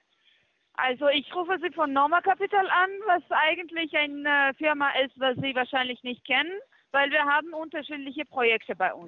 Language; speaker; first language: German; non-native, fluent; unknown